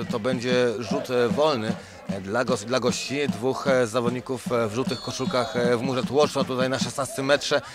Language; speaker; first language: Polish; native; Polish